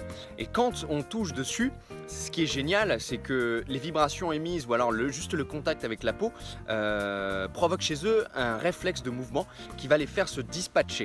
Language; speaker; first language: French; native; French